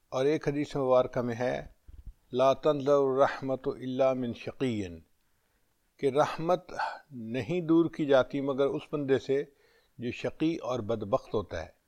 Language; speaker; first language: Urdu; native; Urdu